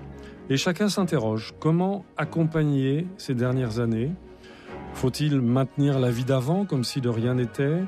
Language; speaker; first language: French; native; French